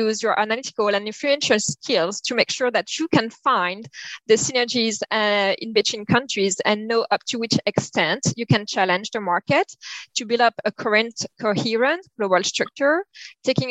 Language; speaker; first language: English; non-native, fluent; French